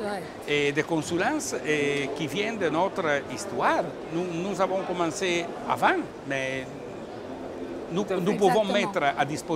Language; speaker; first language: French; non-native, learner; Italian